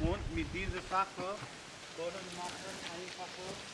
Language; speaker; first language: German; non-native, learner; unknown